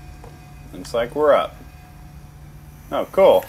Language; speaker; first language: English; native; English